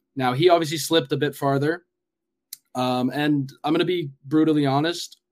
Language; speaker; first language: English; native; English